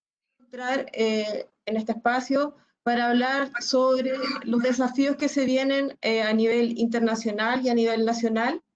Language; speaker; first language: Spanish; native; Spanish